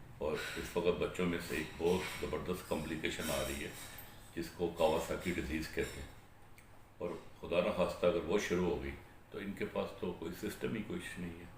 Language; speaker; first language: Urdu; non-native, local second language; Punjabi